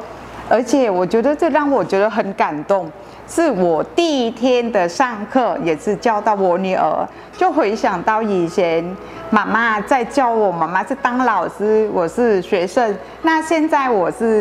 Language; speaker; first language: Chinese; non-native, fluent; Vietnamese